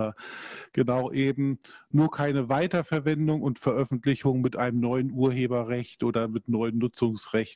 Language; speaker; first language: German; native; German